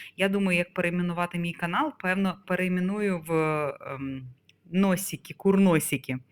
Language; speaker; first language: Ukrainian; non-native, local second language; Russian